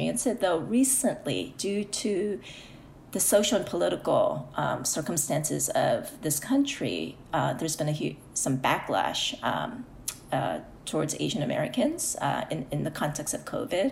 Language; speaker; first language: English; early bilingual, other home language; Korean